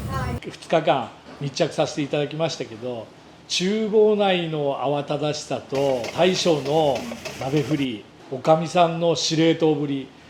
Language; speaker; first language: Japanese; native; Japanese